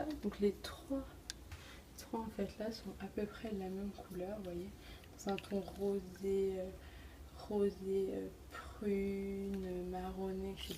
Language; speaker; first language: French; native; French